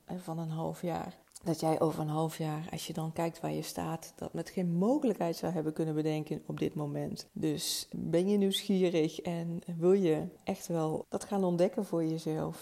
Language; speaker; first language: Dutch; native; Dutch